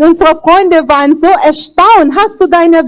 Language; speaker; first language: German; non-native, fluent; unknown